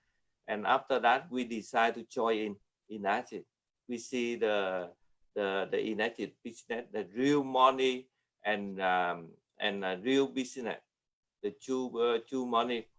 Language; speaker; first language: English; non-native, learner; Vietnamese